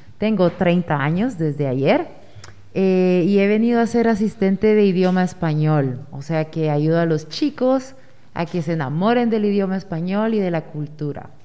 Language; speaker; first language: Spanish; native; Spanish